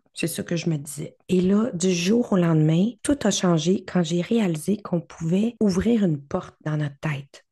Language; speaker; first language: French; native; French